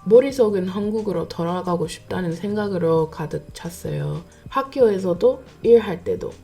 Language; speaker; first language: Korean; non-native, fluent; English